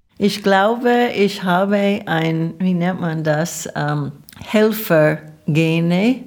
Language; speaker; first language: German; non-native, fluent; English